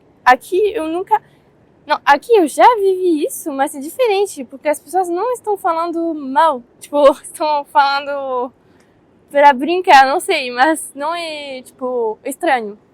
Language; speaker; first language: Portuguese; non-native, fluent; French